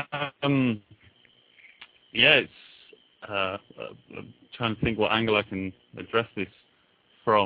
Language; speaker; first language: English; native; English